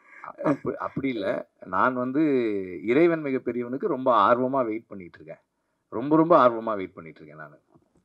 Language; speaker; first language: Tamil; native; Tamil